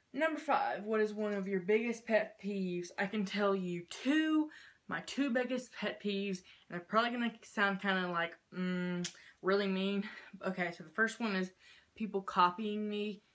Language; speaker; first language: English; native; English